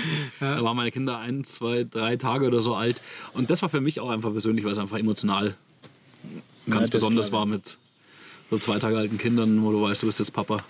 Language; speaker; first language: German; native; German